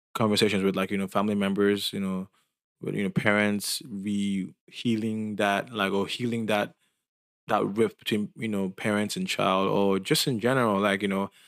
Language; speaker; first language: English; non-native, local second language; Yoruba